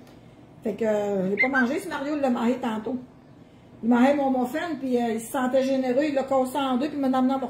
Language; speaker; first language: French; native; French